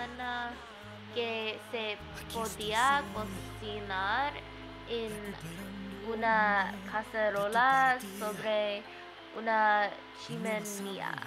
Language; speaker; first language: Spanish; non-native, learner; English